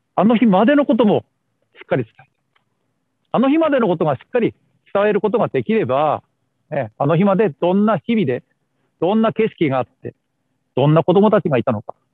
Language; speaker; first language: Japanese; native; Japanese